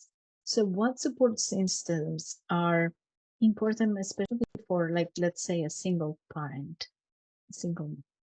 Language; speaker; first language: English; non-native, fluent; Spanish